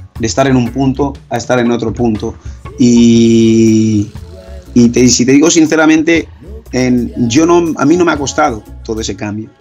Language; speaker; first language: Spanish; early bilingual, other home language; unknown